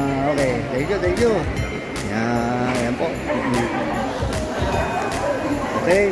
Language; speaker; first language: Filipino; native; Filipino